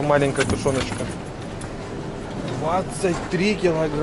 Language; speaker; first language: Russian; native; Russian